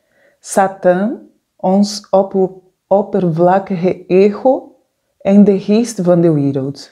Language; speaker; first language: Dutch; non-native, fluent; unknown